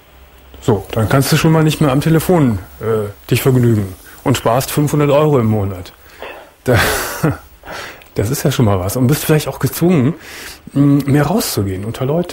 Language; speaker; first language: German; native; German